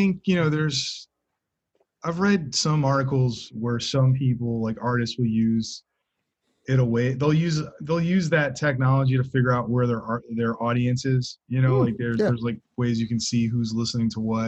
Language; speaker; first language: English; native; English